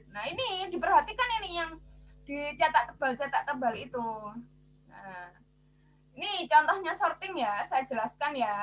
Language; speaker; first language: Indonesian; native; Indonesian